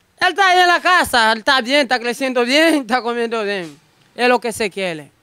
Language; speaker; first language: Spanish; non-native, learner; Haitian Creole